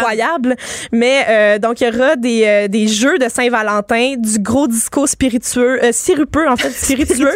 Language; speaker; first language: French; native; French